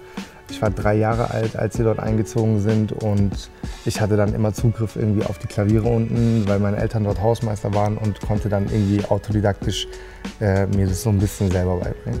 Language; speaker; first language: German; early bilingual, other home language; Turkish